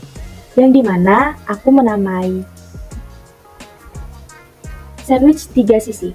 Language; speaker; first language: Indonesian; native; Indonesian